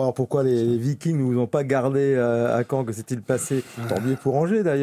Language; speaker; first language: French; native; French